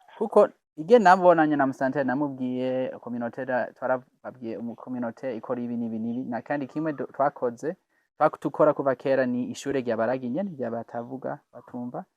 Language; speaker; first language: Rundi; non-native, fluent; English